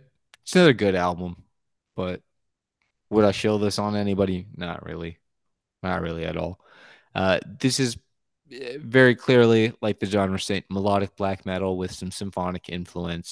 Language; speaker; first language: English; native; English